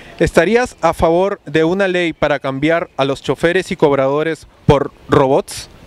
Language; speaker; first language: Spanish; native; Spanish